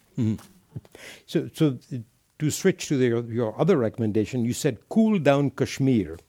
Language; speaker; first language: English; non-native, local second language; Urdu